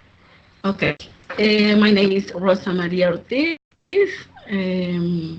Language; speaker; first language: English; non-native, learner; Spanish